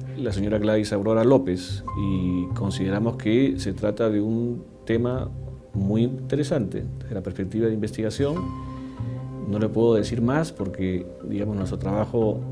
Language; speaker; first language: Spanish; native; Spanish